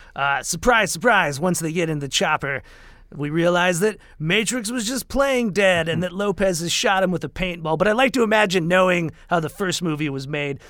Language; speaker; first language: English; native; English